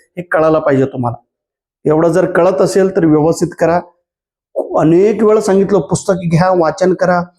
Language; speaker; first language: Marathi; non-native, local second language; Kannada